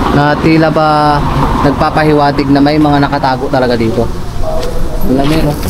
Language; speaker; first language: Filipino; native; Filipino